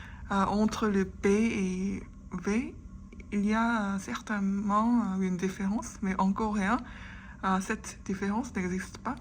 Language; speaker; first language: French; non-native, fluent; Korean